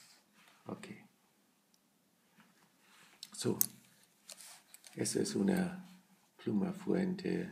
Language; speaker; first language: Spanish; non-native, learner; German